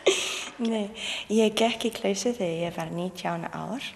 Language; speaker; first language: Icelandic; non-native, learner; English